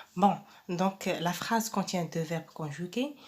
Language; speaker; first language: French; non-native, local second language; Arabic